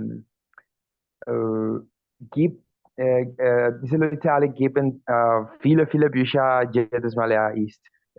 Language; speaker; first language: German; non-native, learner; Spanish